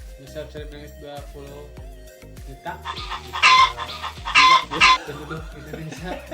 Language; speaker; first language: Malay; non-native, local second language; Sundanese